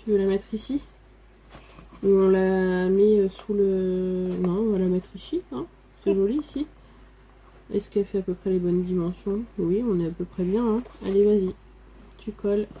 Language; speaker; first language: French; native; French